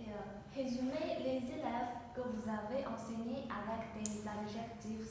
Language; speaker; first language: French; non-native, learner; Chinese